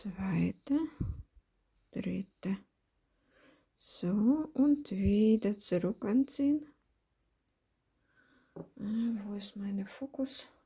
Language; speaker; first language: German; non-native, learner; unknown